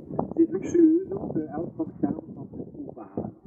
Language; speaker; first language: Dutch; native; Dutch